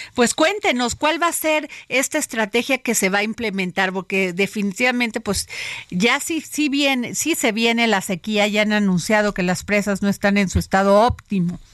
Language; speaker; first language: Spanish; native; Spanish